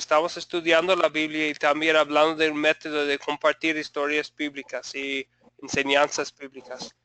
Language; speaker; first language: Spanish; non-native, fluent; English